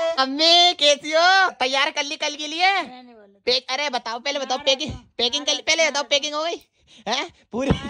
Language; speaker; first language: Hindi; native; Hindi